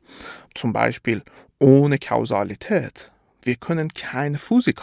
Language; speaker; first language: German; non-native, fluent; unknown